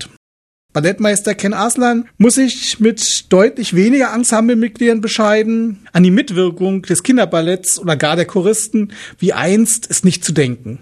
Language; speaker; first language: German; native; German